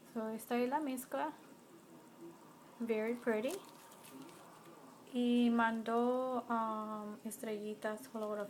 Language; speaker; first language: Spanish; early bilingual, heritage; Spanish